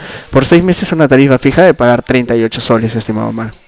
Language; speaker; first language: Spanish; native; Spanish